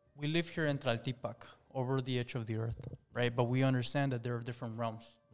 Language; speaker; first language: English; early bilingual, other home language; Spanish